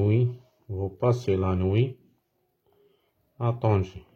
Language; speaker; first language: French; non-native, fluent; Arabic